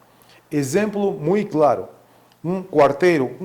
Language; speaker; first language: Portuguese; non-native, fluent; Georgian